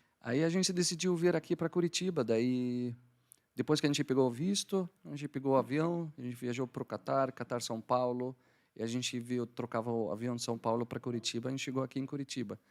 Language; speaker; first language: Portuguese; non-native, fluent; Arabic